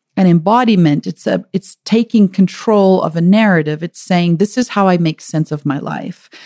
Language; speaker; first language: English; native; English